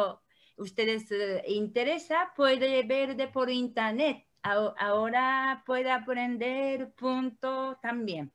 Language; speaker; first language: Spanish; non-native, learner; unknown